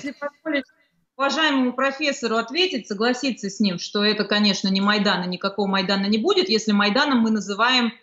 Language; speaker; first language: Russian; native; Russian